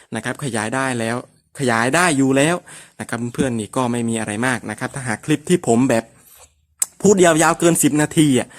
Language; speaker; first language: Thai; non-native, local second language; Northern Khmer